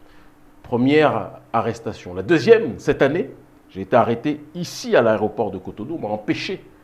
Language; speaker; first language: French; native; French